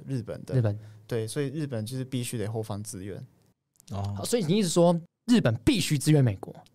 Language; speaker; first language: Chinese; non-native, fluent; Japanese